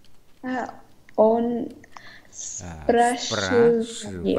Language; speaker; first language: Russian; non-native, learner; Vietnamese